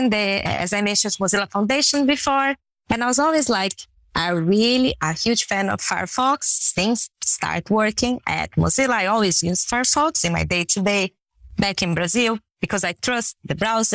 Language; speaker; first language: English; non-native, fluent; Portuguese